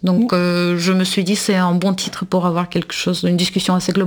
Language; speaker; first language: French; non-native, fluent; Russian